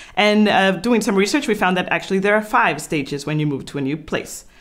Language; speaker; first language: English; non-native, fluent; Spanish